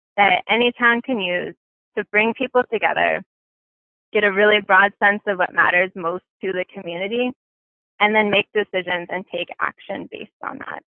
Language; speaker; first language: English; native; English